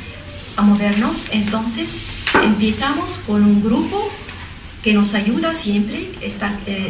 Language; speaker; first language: Spanish; non-native, learner; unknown